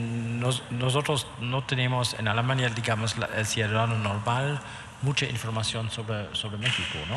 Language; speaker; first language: Spanish; non-native, fluent; German